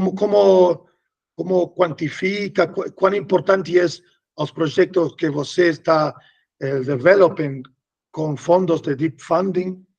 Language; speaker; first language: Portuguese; non-native, learner; Spanish